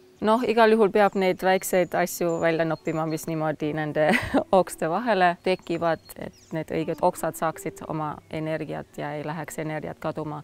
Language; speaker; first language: Estonian; early bilingual, heritage; Estonian